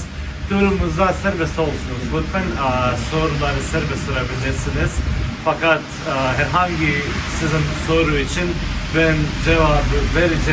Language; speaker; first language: Turkish; non-native, fluent; Bosnian